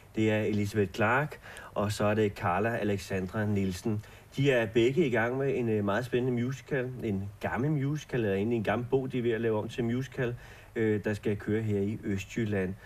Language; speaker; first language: Danish; native; Danish